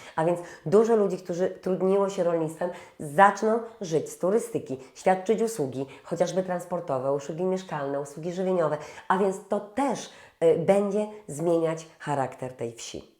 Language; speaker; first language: Polish; native; Polish